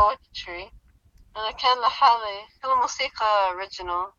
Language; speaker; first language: Arabic; early bilingual, heritage; English